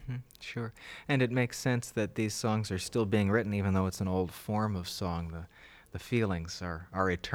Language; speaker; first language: English; native; English